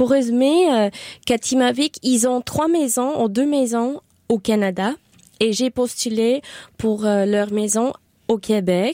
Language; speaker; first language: French; non-native, learner; English